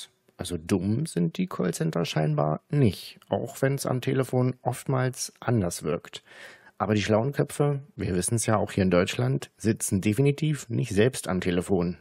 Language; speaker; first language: German; native; German